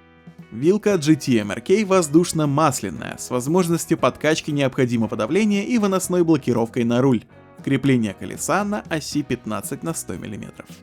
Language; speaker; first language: Russian; native; Russian